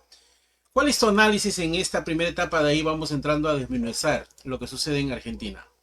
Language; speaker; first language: Spanish; native; Spanish